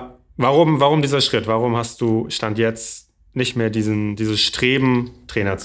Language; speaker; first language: German; native; German